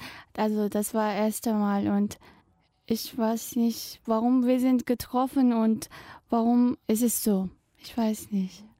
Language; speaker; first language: German; non-native, fluent; Tibetan